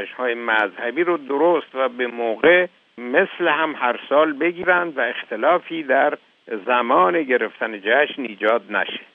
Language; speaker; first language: Persian; native; Persian